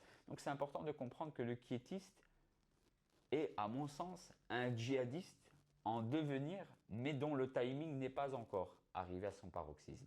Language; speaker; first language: French; native; French